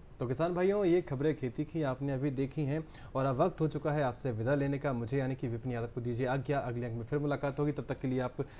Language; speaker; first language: Hindi; native; Hindi